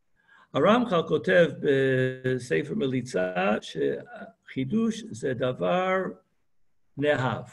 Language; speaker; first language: Hebrew; non-native, fluent; English